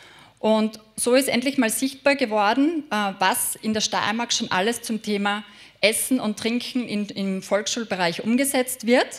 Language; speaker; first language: German; native; German